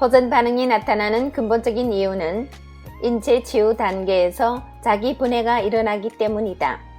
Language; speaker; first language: Korean; native; Korean